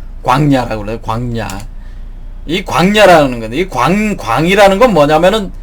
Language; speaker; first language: Korean; native; Korean